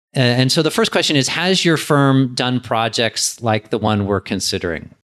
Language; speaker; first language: English; native; English